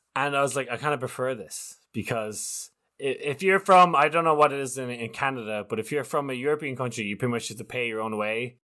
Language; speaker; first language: English; native; English